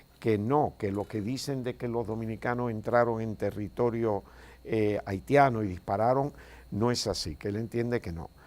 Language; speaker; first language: Spanish; native; Spanish